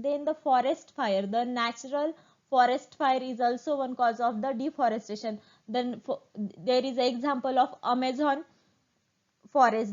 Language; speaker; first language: English; non-native, local second language; Marathi